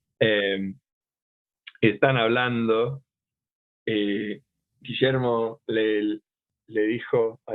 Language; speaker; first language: Spanish; non-native, fluent; English